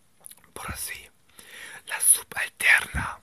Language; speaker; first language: Spanish; non-native, learner; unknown